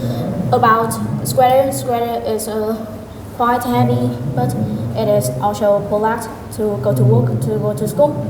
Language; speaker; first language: English; non-native, learner; Vietnamese